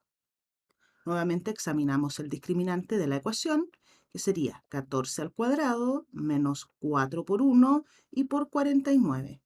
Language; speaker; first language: Spanish; native; Spanish